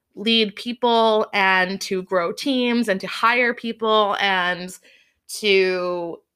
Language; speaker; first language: English; native; English